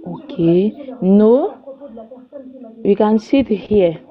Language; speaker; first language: English; non-native, learner; French